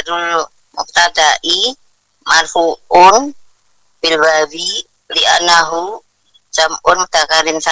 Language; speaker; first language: Arabic; non-native, learner; Indonesian